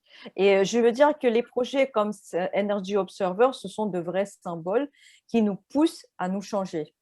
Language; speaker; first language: French; non-native, fluent; Russian